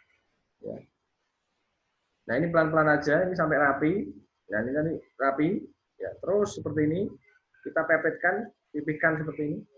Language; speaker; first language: Indonesian; native; Indonesian